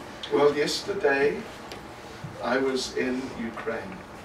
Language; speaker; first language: English; native; English